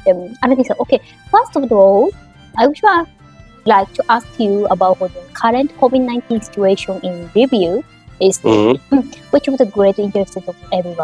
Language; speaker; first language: English; non-native, learner; Japanese